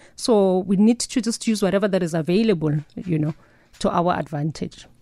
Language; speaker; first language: English; non-native, local second language; Northern Sotho